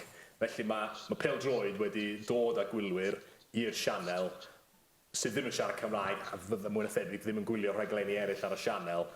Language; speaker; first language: Welsh; native; Welsh